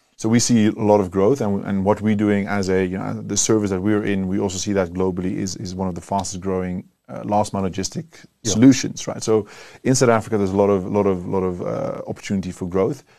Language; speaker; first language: English; non-native, fluent; Dutch